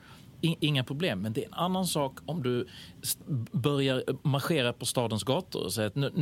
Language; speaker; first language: Swedish; native; Swedish